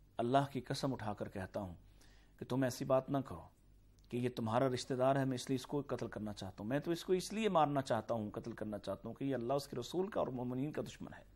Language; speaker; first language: Urdu; native; Urdu